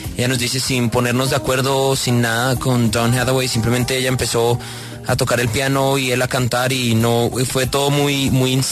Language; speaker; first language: Spanish; native; Spanish